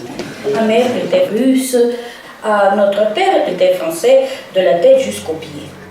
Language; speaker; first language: French; early bilingual, heritage; Russian